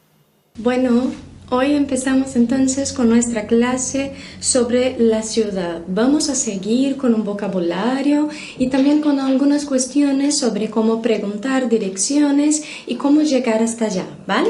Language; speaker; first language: Spanish; non-native, fluent; Portuguese